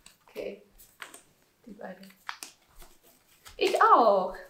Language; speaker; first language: German; non-native, learner; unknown